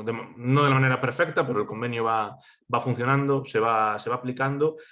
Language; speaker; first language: Spanish; native; Spanish